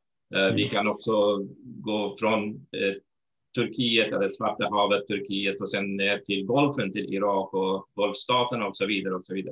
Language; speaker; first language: Swedish; non-native, fluent; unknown